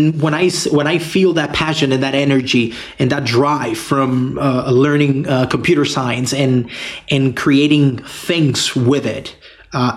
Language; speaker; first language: English; non-native, fluent; Spanish